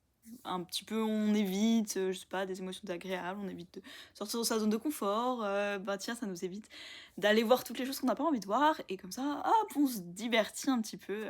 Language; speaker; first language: French; native; French